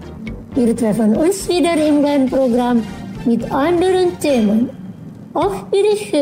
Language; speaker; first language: German; non-native, fluent; Indonesian